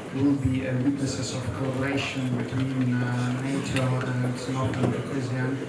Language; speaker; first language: English; non-native, learner; Ukrainian